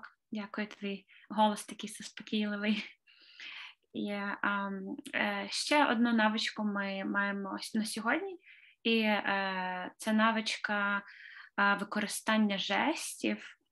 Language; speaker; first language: Ukrainian; native; Ukrainian